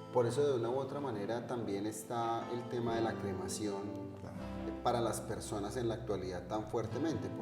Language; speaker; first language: Spanish; native; Spanish